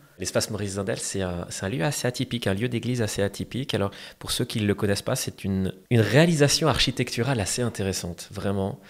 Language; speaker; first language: French; native; French